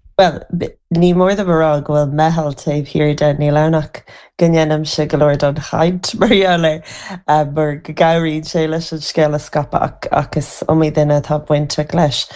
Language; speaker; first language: Irish; native; Irish